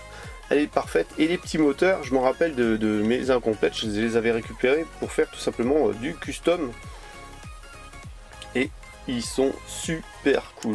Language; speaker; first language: French; native; French